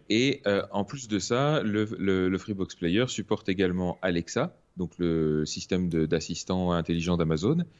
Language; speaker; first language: French; native; French